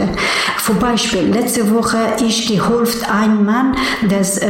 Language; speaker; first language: German; non-native, learner; Persian